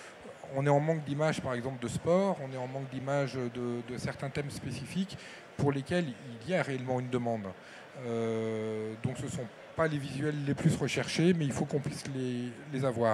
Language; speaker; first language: French; native; French